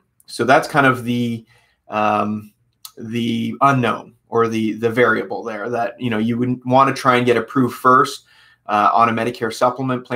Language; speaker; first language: English; native; English